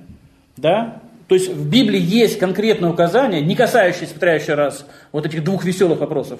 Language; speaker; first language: Russian; native; Russian